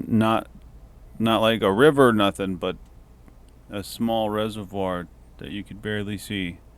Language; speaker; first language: English; native; English